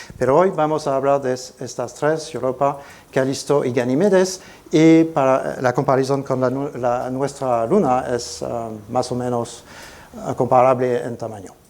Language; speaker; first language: Spanish; non-native, fluent; French